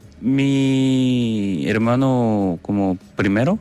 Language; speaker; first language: Spanish; non-native, learner; Korean